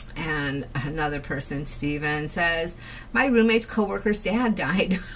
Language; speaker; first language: English; native; English